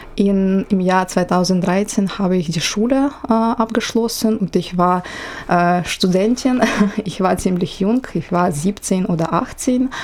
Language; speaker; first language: German; non-native, fluent; Ukrainian